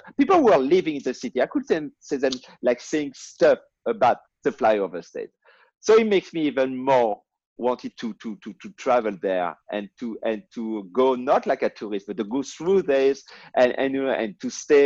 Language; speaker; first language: English; non-native, fluent; French